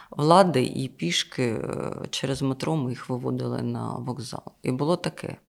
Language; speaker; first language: Ukrainian; non-native, local second language; Russian